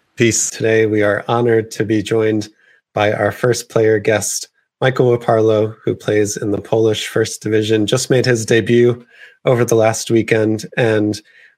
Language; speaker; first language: English; native; English